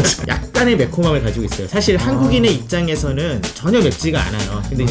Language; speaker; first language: Korean; non-native, fluent; Italian